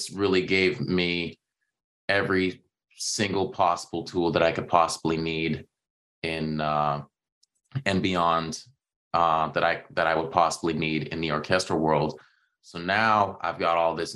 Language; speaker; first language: English; native; English